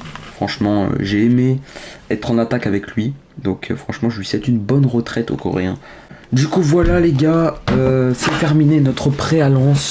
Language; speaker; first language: French; native; French